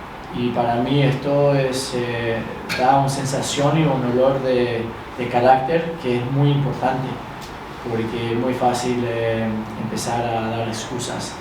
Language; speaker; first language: Spanish; early bilingual, other home language; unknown